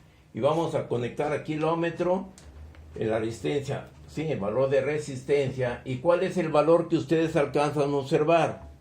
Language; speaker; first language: Spanish; native; Spanish